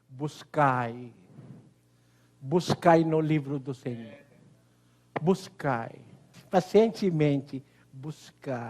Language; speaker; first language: Portuguese; non-native, learner; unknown